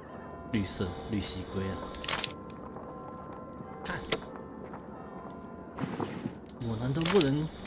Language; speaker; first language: Chinese; native; Chinese